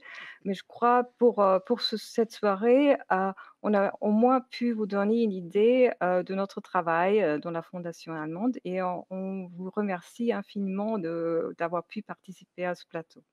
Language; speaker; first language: French; non-native, fluent; German